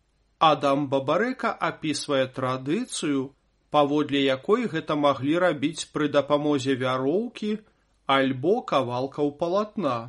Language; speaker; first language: Belarusian; native; Belarusian